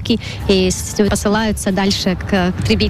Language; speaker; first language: Russian; non-native, local second language; Latvian